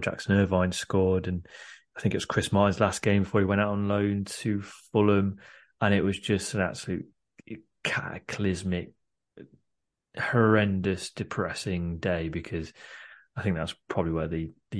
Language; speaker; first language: English; native; English